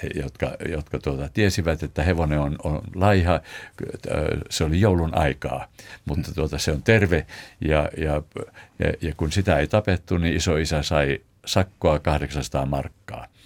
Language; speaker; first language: Finnish; native; Finnish